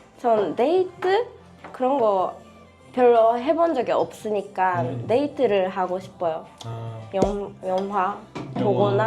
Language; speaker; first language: Korean; non-native, learner; Japanese